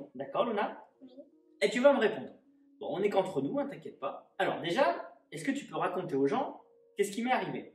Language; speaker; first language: French; native; French